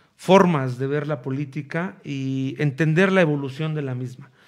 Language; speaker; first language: Spanish; native; Spanish